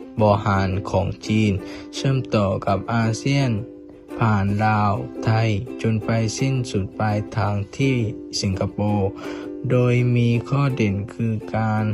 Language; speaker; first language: Thai; native; Thai